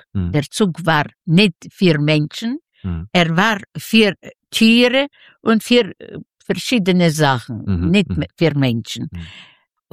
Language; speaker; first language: German; non-native, learner; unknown